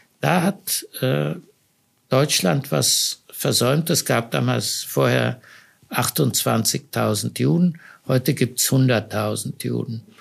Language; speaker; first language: German; native; German